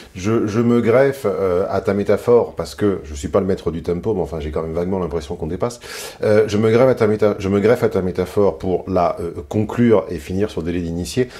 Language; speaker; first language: French; native; French